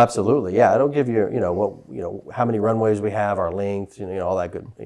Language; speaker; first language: English; native; English